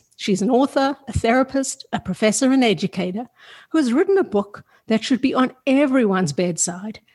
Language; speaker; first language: English; native; English